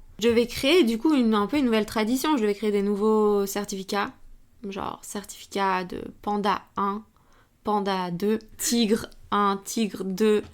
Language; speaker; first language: French; native; French